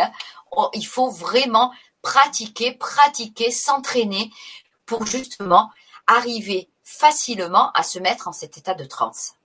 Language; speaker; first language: French; native; French